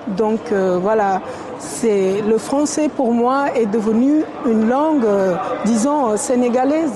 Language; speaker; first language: French; non-native, local second language; Wolof